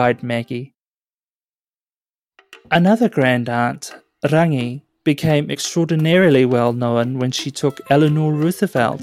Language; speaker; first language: English; native; English